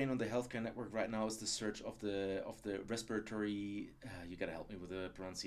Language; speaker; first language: English; non-native, fluent; German